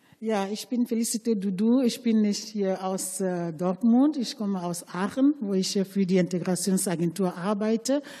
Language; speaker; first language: German; non-native, fluent; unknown